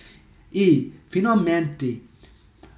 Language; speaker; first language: Portuguese; non-native, fluent; English